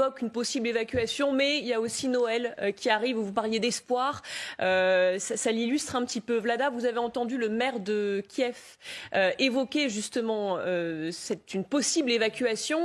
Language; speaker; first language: French; native; French